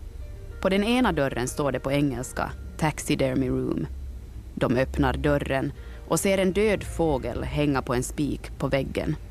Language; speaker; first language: Swedish; native; Swedish